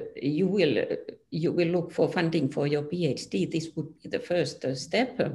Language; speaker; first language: English; non-native, fluent; Finnish